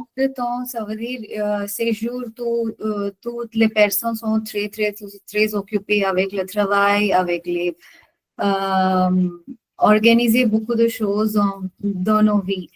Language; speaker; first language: French; non-native, learner; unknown